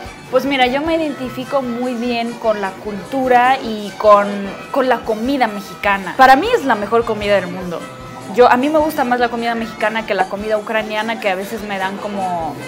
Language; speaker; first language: Spanish; non-native, fluent; Ukrainian